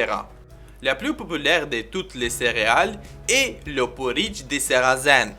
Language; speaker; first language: French; non-native, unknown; Ukrainian